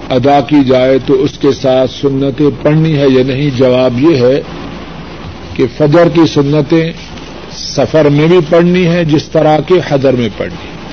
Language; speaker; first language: Urdu; non-native, local second language; Punjabi